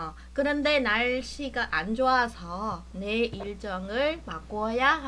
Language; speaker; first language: Korean; non-native, fluent; Vietnamese